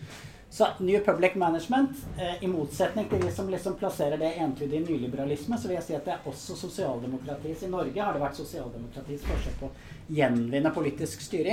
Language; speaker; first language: Norwegian; native; Norwegian